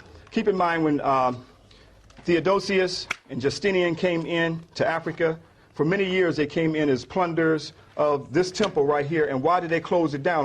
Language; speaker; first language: English; native; English